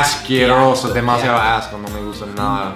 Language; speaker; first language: Spanish; non-native, fluent; English